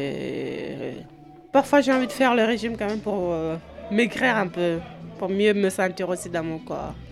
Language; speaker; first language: French; non-native, local second language; Wolof